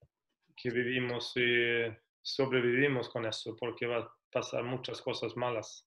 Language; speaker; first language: Spanish; non-native, fluent; Swedish